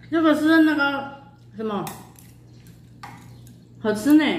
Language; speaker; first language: Chinese; non-native, fluent; Indonesian